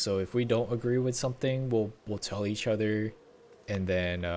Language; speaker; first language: English; native; English